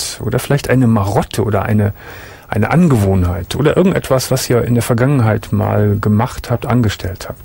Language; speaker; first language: German; native; German